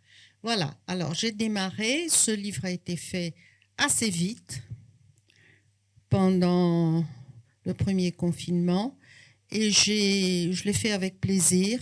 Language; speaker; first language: French; non-native, fluent; Portuguese